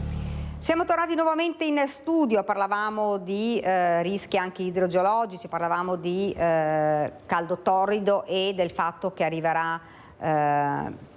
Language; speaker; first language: Italian; native; Italian